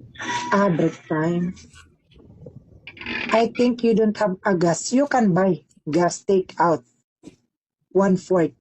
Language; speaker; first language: English; non-native, learner; Filipino